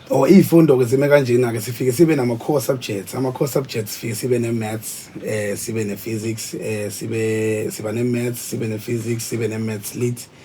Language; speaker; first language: Zulu; native; Zulu